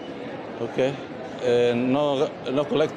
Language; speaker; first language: Spanish; non-native, learner; English